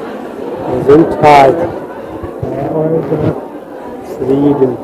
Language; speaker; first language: German; non-native, fluent; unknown